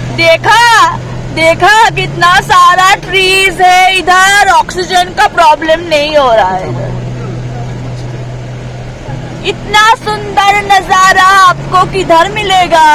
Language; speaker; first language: Hindi; non-native, local second language; Bangla